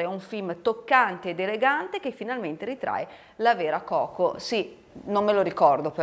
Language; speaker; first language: Italian; native; Italian